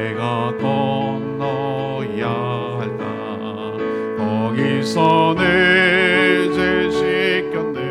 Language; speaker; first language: Korean; native; Korean